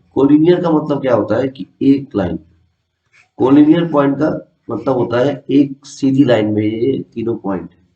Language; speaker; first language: Hindi; native; Hindi